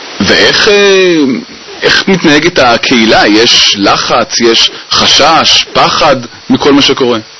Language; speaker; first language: Hebrew; native; Hebrew